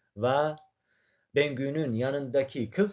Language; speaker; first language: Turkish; non-native, fluent; Persian